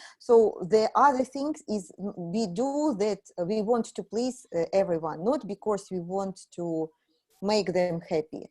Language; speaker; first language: English; non-native, fluent; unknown